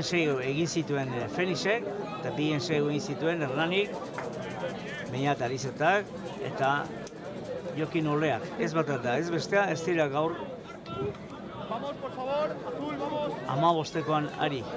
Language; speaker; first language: Basque; native; Basque